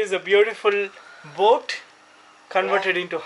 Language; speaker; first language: English; non-native, local second language; Telugu